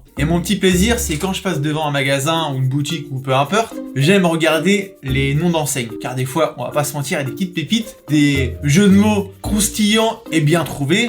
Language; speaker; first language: French; native; French